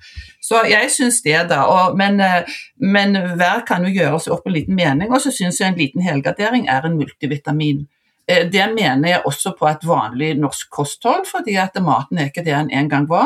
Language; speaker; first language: Norwegian; native; Norwegian